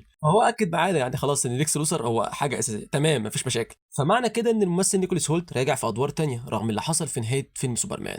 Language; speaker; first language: Arabic; native; Arabic